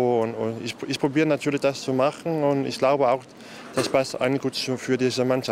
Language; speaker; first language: German; non-native, learner; Danish